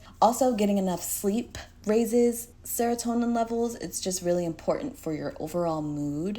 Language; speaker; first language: English; native; English